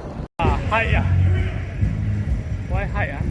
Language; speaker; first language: English; non-native, local second language; Chinese